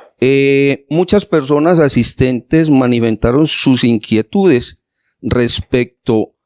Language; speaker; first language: Spanish; native; Spanish